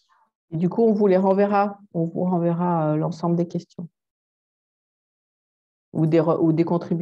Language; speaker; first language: French; native; French